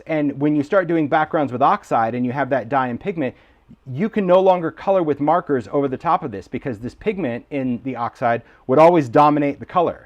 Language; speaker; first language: English; native; English